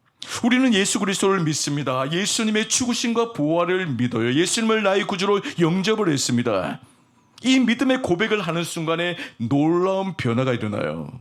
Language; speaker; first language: Korean; native; Korean